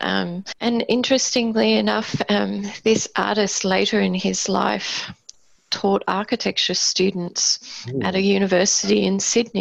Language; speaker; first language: English; native; English